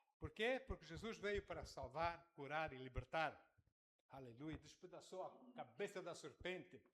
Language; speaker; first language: Portuguese; native; Portuguese